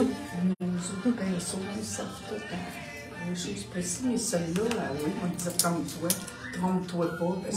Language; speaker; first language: French; native; French